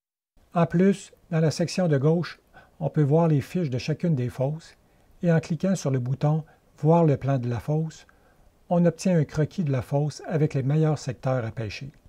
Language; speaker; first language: French; native; French